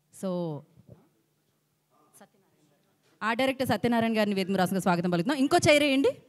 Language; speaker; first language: Telugu; native; Telugu